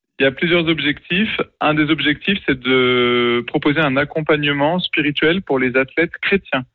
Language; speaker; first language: French; native; French